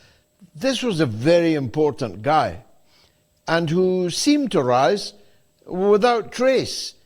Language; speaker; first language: English; native; English